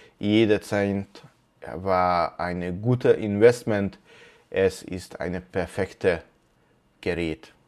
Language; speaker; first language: German; non-native, fluent; Hungarian